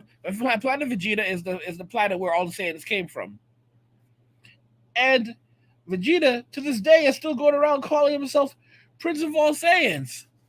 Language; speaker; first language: English; native; English